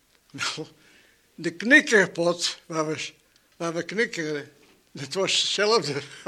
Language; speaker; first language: Dutch; native; Dutch